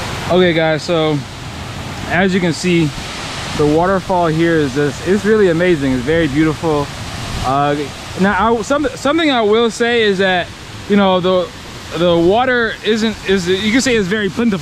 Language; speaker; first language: English; native; English